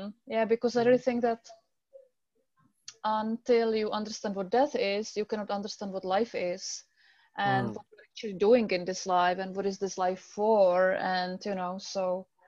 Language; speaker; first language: English; non-native, fluent; Czech